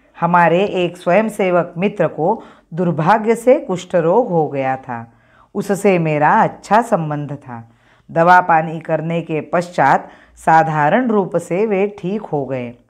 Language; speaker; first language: Hindi; non-native, local second language; Marathi